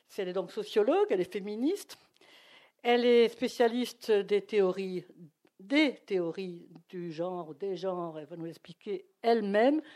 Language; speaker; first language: French; native; French